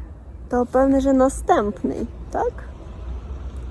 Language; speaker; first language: Polish; non-native, learner; Russian